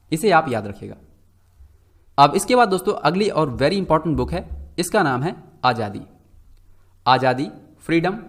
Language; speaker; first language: Hindi; native; Hindi